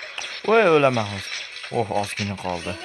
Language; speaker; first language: Turkish; non-native, learner; Uzbek